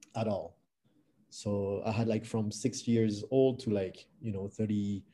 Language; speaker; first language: English; non-native, fluent; French